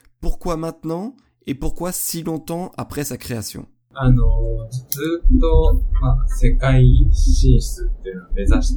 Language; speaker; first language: French; native; French